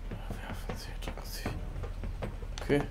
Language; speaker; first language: German; native; German